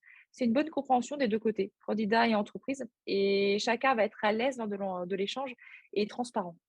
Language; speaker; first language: French; native; French